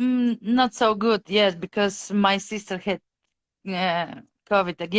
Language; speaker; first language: English; non-native, fluent; Bulgarian